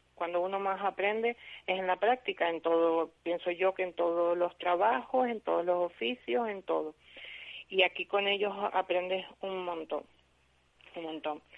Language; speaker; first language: Spanish; native; Spanish